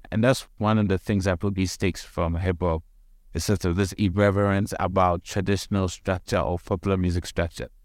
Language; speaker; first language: English; non-native, local second language; Akan